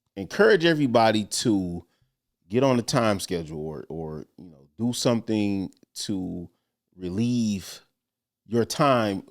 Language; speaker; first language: English; native; English